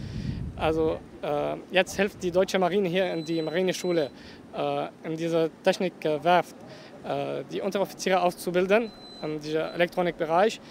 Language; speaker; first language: German; non-native, fluent; Arabic